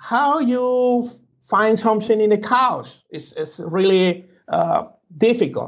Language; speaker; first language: English; non-native, learner; Spanish